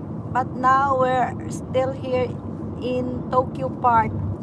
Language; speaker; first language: English; non-native, local second language; Cebuano